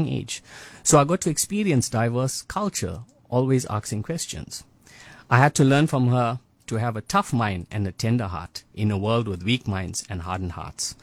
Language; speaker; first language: English; native; English